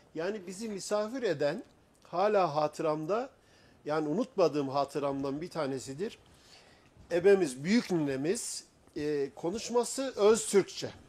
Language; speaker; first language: Turkish; native; Turkish